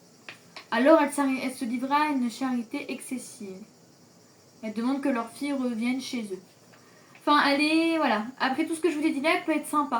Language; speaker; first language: French; native; French